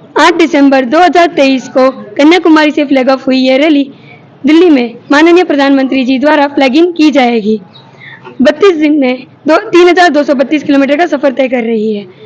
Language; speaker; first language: Hindi; non-native, local second language; Gujarati